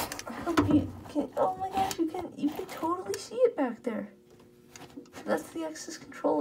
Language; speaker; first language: English; native; English